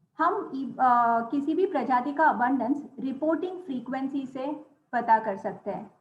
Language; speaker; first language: Hindi; non-native, local second language; Gujarati